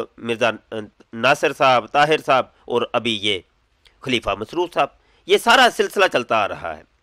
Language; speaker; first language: Urdu; non-native, local second language; Punjabi